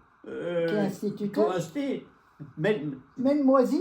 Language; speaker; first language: French; native; French